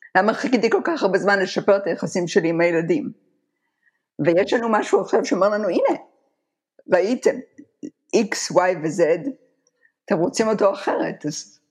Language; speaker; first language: Hebrew; native; Hebrew